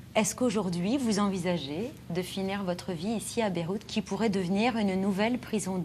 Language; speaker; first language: French; native; French